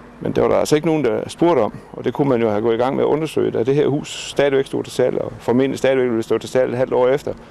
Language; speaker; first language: Danish; native; Danish